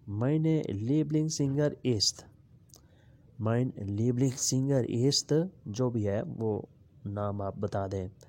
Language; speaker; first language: German; non-native, learner; Urdu